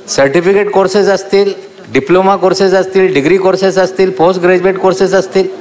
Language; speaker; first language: Marathi; non-native, local second language; Urdu